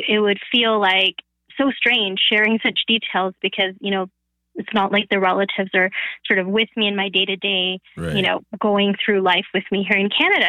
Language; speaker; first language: English; non-native, fluent; Bangla